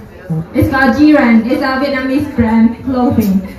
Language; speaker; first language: English; non-native, learner; Korean